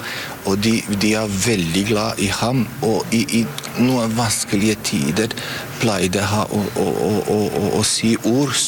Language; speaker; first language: Norwegian; non-native, fluent; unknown